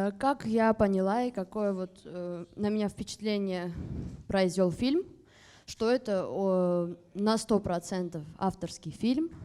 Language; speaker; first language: Russian; non-native, fluent; Armenian